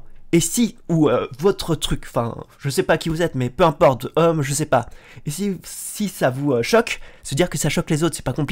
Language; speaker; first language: French; native; French